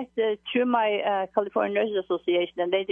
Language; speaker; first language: English; non-native, fluent; Norwegian